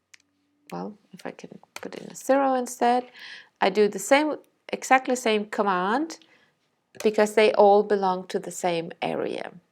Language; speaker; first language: English; non-native, fluent; Danish